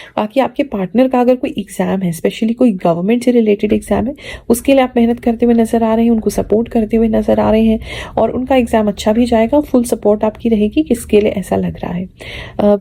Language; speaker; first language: Hindi; native; Hindi